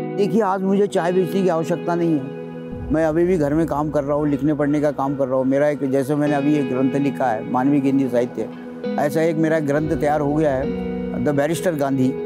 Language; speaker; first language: Hindi; non-native, local second language; Marathi